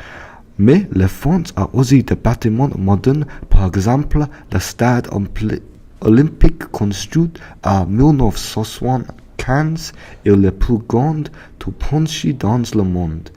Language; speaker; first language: French; non-native, learner; English